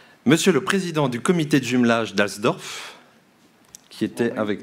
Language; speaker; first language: French; native; French